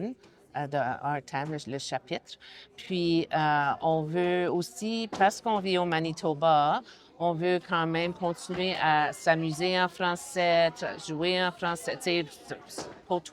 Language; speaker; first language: French; native; French